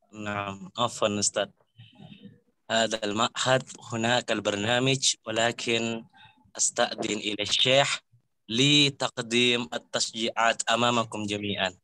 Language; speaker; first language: Arabic; non-native, fluent; Indonesian